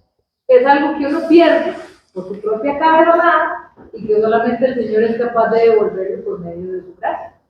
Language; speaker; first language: Spanish; native; Spanish